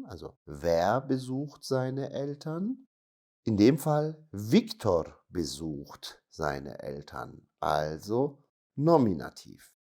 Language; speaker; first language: German; non-native, fluent; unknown